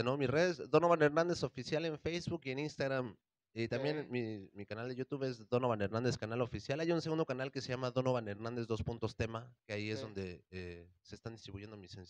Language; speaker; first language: Spanish; native; Spanish